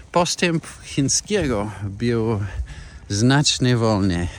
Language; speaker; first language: Polish; non-native, learner; English